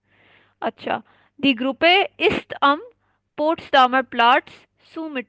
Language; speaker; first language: German; non-native, fluent; Urdu